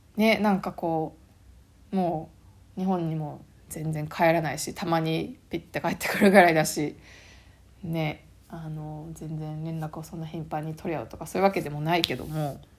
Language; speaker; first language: Japanese; native; Japanese